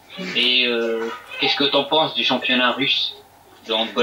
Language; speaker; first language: French; native; French